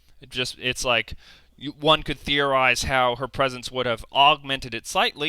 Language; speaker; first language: English; native; English